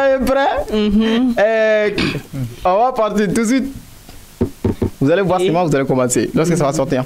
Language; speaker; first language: French; non-native, local second language; Bambara